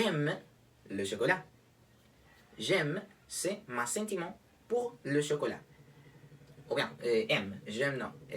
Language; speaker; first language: French; non-native, learner; Spanish